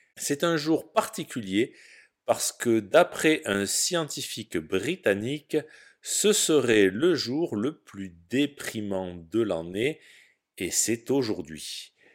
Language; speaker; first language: French; native; French